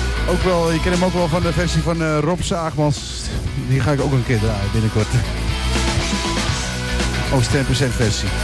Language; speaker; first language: Dutch; native; Dutch